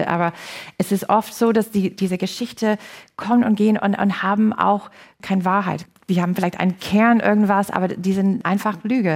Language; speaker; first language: German; non-native, fluent; English